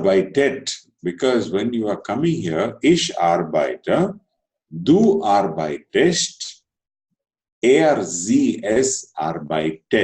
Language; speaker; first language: German; non-native, fluent; Telugu